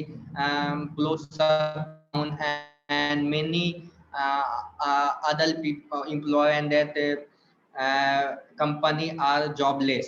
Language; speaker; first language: English; non-native, local second language; Hindi